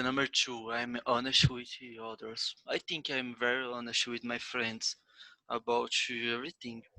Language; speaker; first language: English; non-native, learner; Portuguese